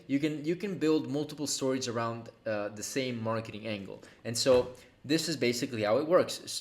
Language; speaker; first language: English; native; English